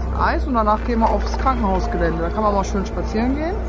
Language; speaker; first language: German; native; German